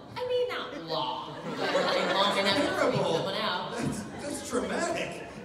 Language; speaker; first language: English; native; English